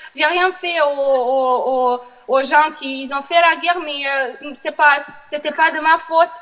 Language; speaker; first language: French; non-native, fluent; Bosnian